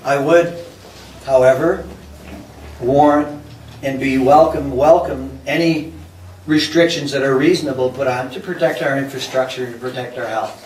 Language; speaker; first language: English; native; English